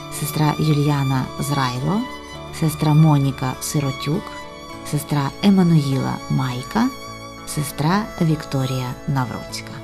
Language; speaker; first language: Ukrainian; native; Ukrainian